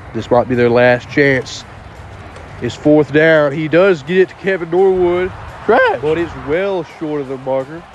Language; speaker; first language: English; native; English